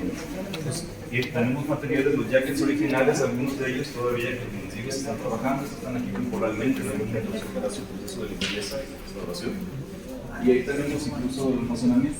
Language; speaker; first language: Spanish; native; Spanish